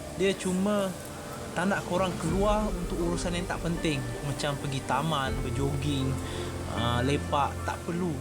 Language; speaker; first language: Malay; native; Malay